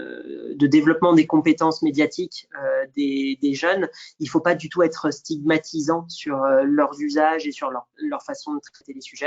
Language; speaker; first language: French; native; French